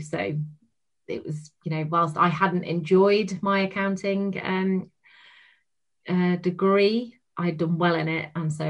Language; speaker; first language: English; native; English